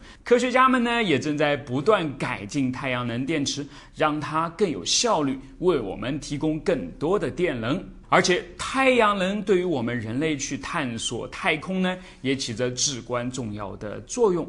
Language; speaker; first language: Chinese; native; Chinese